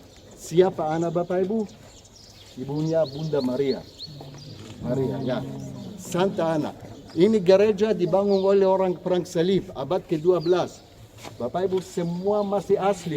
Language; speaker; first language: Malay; non-native, fluent; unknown